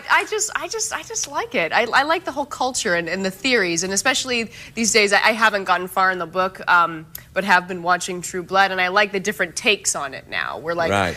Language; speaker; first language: English; native; English